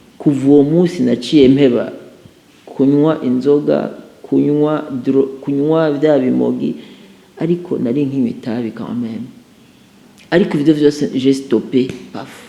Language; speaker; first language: Rundi; native; Rundi